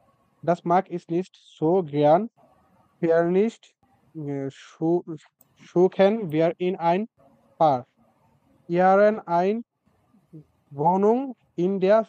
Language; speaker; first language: German; non-native, learner; Bangla